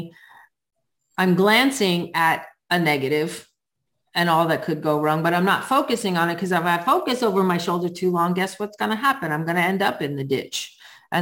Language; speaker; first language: English; native; English